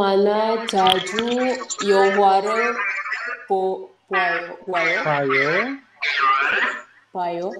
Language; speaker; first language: Korean; non-native, learner; Indonesian